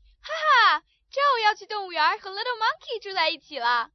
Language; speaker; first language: Chinese; native; Chinese